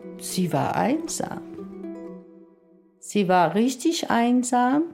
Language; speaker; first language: German; non-native, learner; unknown